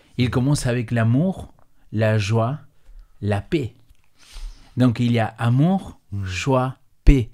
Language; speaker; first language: French; non-native, fluent; Spanish